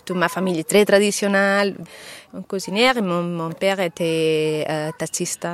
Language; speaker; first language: French; non-native, fluent; Catalan